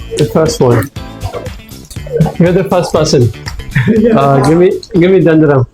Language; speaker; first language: English; non-native, learner; Burmese